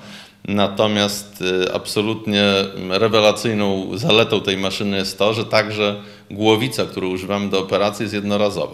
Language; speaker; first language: Polish; native; Polish